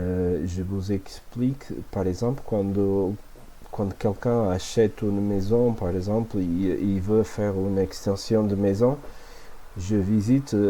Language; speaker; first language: French; non-native, fluent; Portuguese